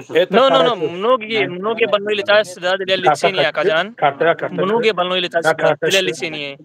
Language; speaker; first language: Russian; non-native, learner; Hindi